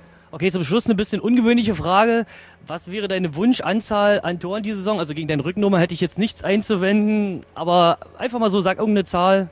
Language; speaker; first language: German; native; German